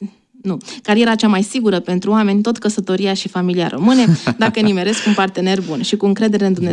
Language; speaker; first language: Romanian; native; Romanian